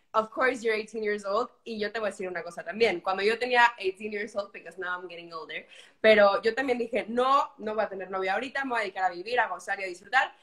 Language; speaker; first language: Spanish; early bilingual, heritage; Spanish